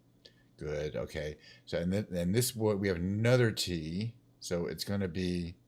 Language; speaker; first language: English; native; English